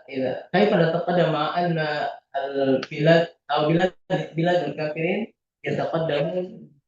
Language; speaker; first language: Arabic; non-native, fluent; Indonesian